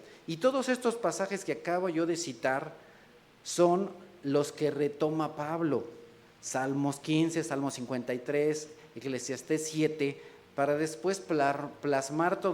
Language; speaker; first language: Spanish; native; Spanish